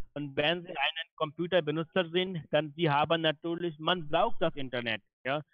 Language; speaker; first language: German; non-native, learner; Hindi